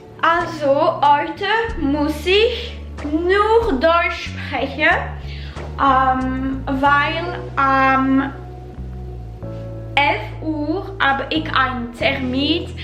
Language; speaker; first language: German; non-native, learner; French